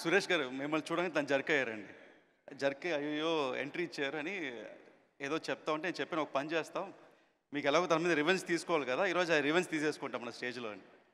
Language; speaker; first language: Telugu; native; Telugu